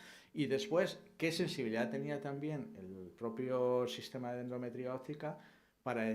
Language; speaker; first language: Spanish; native; Spanish